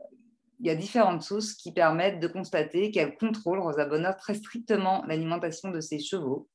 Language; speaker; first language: French; native; French